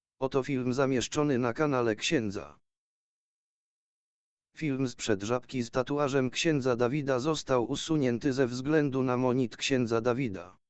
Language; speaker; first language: Polish; native; Polish